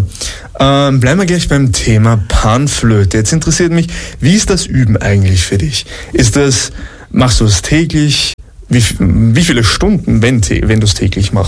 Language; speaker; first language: German; native; German